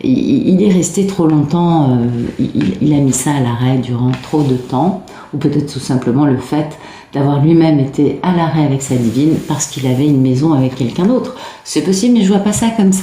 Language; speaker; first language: French; native; French